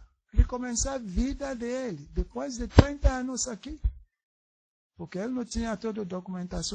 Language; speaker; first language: Portuguese; non-native, learner; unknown